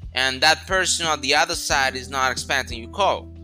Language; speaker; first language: English; non-native, fluent; Spanish